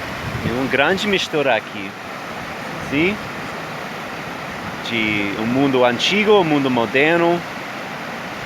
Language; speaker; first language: Portuguese; non-native, learner; English